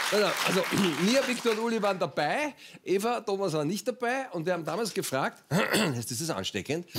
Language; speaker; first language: German; native; German